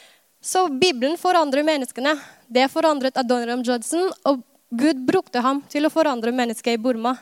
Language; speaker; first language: Norwegian; non-native, fluent; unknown